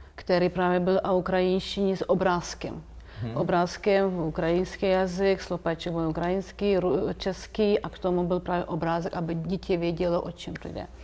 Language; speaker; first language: Czech; non-native, fluent; Ukrainian